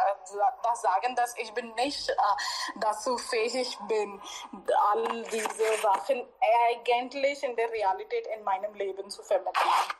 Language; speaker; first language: German; non-native, learner; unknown